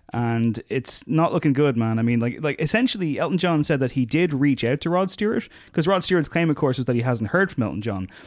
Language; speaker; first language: English; native; English